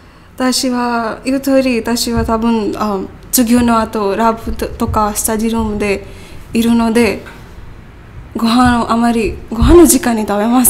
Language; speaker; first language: Japanese; non-native, learner; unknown